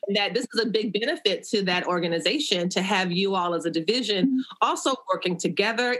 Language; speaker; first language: English; native; English